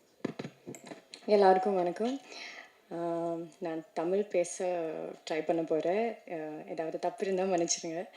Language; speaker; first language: Tamil; non-native, learner; Malayalam